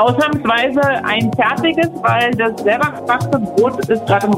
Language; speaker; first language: German; native; German